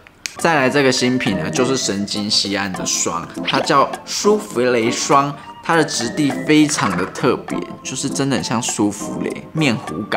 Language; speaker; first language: Chinese; native; Chinese